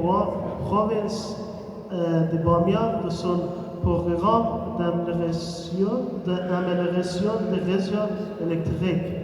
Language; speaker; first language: French; non-native, learner; Persian